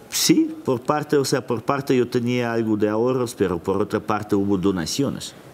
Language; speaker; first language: Spanish; non-native, fluent; Russian